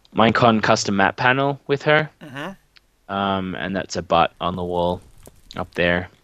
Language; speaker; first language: English; native; English